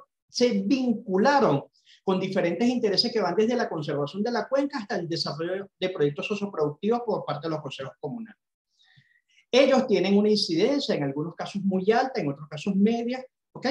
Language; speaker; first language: Spanish; native; Spanish